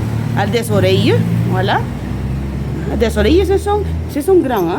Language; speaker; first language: French; non-native, fluent; Spanish